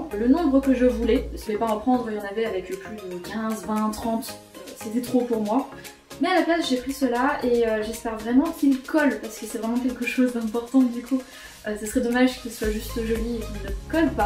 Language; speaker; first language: French; native; French